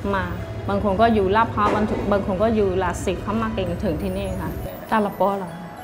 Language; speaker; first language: Thai; non-native, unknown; Karen languages